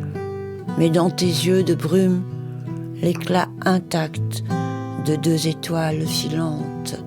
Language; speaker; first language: French; native; French